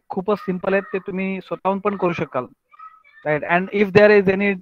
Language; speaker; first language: English; non-native, local second language; Marathi